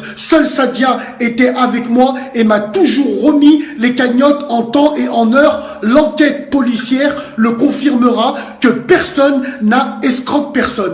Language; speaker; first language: French; native; French